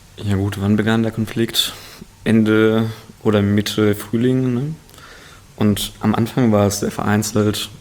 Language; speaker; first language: German; early bilingual, other home language; Russian